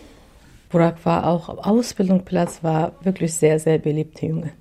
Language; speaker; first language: German; non-native, learner; Turkish